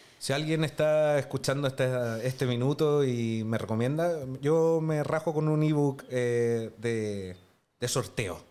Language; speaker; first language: Spanish; native; Spanish